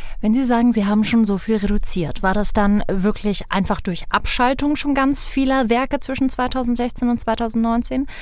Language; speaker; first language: German; native; German